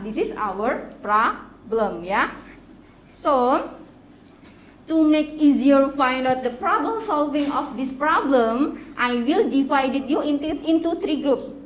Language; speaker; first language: English; non-native, fluent; Indonesian